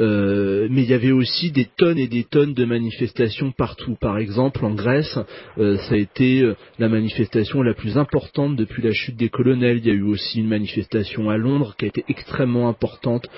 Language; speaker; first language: French; native; French